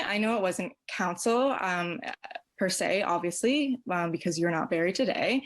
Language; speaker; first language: English; native; English